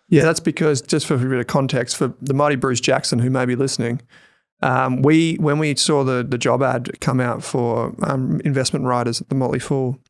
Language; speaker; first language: English; native; English